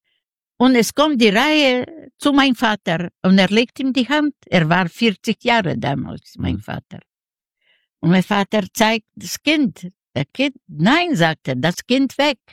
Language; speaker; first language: German; non-native, fluent; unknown